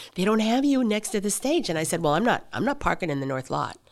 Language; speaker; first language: English; native; English